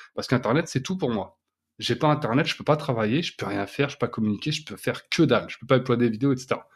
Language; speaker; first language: French; native; French